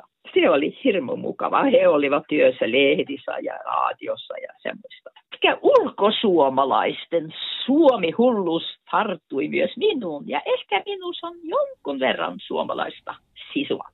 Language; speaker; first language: Finnish; non-native, fluent; Norwegian